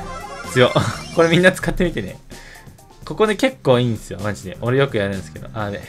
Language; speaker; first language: Japanese; native; Japanese